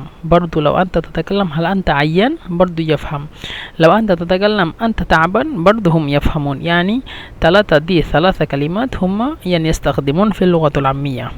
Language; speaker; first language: Arabic; non-native, fluent; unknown